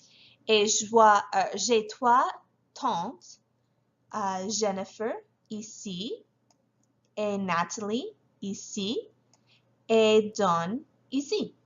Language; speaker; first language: French; non-native, fluent; English